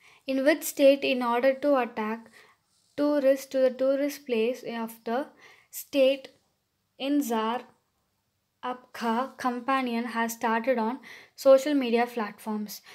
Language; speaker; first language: English; non-native, local second language; Tamil